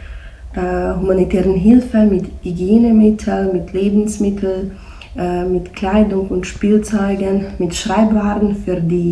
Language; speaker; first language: German; non-native, fluent; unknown